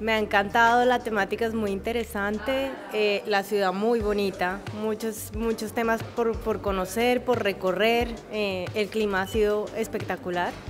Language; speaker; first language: Spanish; native; Spanish